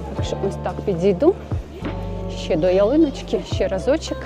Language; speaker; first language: Ukrainian; non-native, local second language; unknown